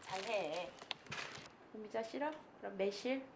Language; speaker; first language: Korean; native; Korean